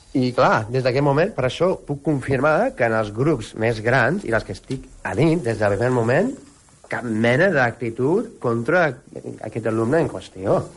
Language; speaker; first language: Catalan; non-native, fluent; English